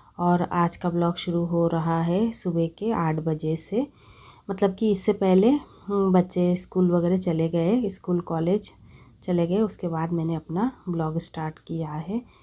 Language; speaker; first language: Hindi; non-native, local second language; Bangla